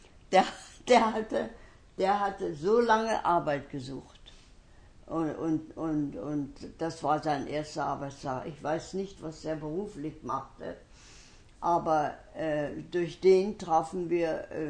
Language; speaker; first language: German; native; German